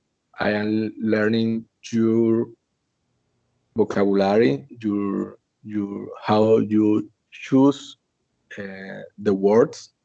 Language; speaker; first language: English; non-native, learner; Spanish